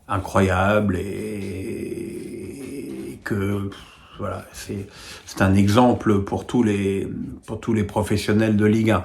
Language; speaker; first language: French; native; French